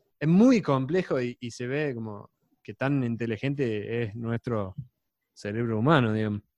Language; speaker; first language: Spanish; non-native, fluent; English